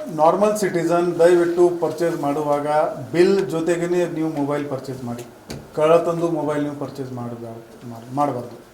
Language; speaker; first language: Kannada; non-native, fluent; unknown